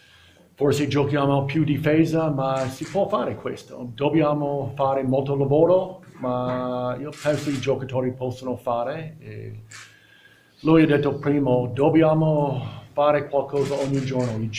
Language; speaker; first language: Italian; non-native, learner; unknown